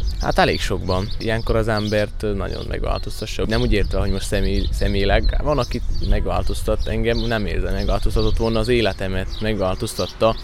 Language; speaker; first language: Hungarian; native; Hungarian